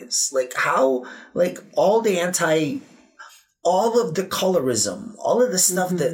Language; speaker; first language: English; non-native, local second language; Filipino